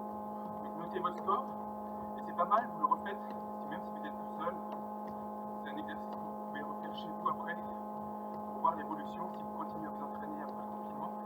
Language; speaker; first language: French; native; French